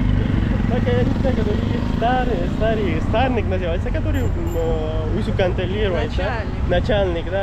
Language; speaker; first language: Russian; non-native, learner; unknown